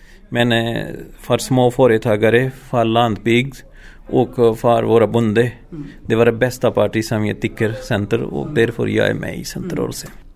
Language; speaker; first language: Swedish; non-native, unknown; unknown